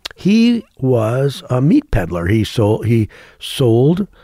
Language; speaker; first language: English; native; English